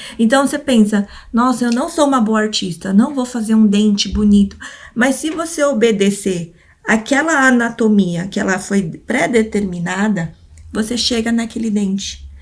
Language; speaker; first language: Portuguese; early bilingual, other home language; Korean